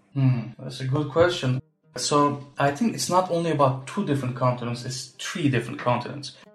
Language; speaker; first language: English; non-native, fluent; Turkish